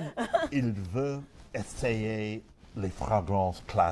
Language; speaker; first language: French; non-native, learner; English